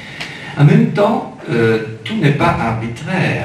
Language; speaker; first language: French; non-native, fluent; Italian